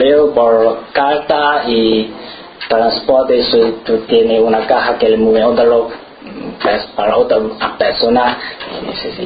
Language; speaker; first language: Spanish; non-native, learner; Chinese